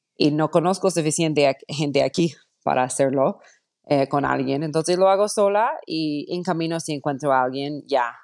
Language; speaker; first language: Spanish; non-native, fluent; English